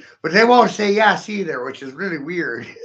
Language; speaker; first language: English; native; English